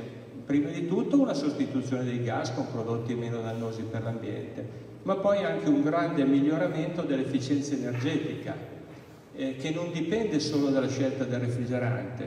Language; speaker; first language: Italian; native; Italian